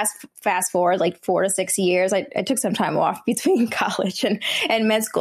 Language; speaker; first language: English; early bilingual, other home language; Vietnamese